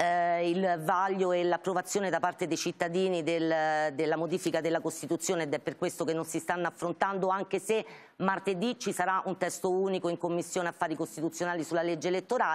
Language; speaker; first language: Italian; native; Italian